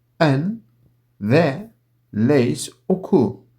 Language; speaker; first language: Dutch; non-native, learner; Turkish